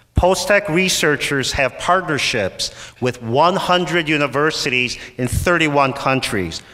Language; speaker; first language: English; native; English